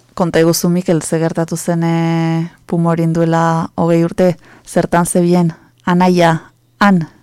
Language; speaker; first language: Basque; native; Basque